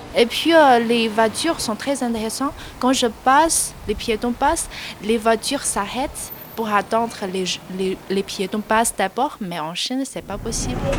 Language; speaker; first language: French; non-native, learner; Chinese